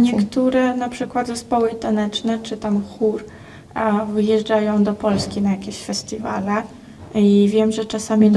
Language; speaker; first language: Polish; non-native, fluent; Russian